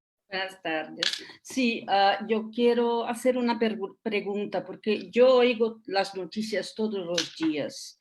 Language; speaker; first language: Spanish; non-native, fluent; Portuguese